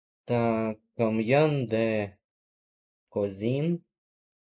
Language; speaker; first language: French; non-native, learner; Russian